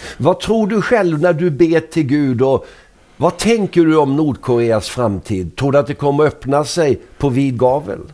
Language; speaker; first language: Swedish; native; Swedish